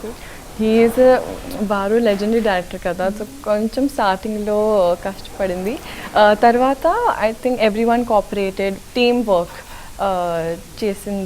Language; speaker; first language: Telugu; non-native, local second language; Urdu